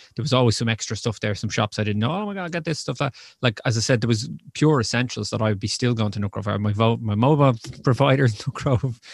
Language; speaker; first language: English; native; English